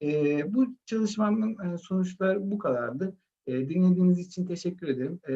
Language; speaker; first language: Turkish; native; Turkish